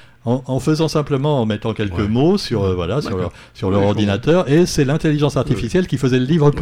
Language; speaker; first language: French; native; French